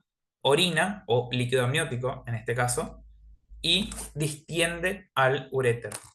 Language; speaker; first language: Spanish; native; Spanish